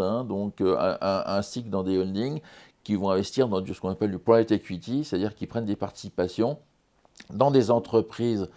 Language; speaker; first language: French; native; French